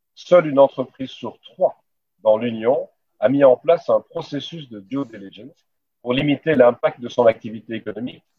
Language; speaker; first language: French; native; French